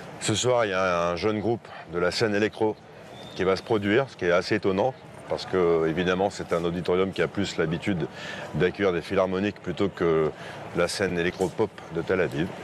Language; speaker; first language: French; native; French